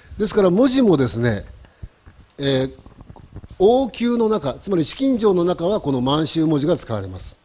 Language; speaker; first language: Japanese; native; Japanese